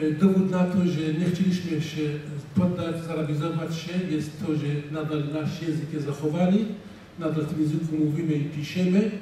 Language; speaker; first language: Polish; non-native, fluent; Assyrian Neo-Aramaic